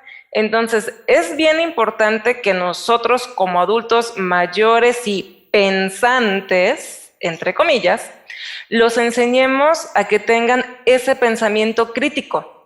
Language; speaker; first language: Spanish; native; Spanish